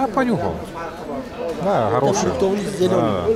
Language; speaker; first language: Russian; non-native, fluent; Hungarian